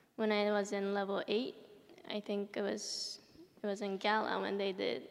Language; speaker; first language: English; early bilingual, other home language; Japanese